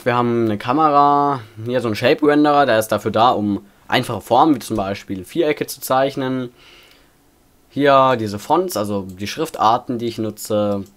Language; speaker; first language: German; native; German